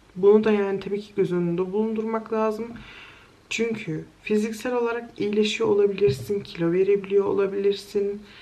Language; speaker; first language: Turkish; early bilingual, heritage; Turkish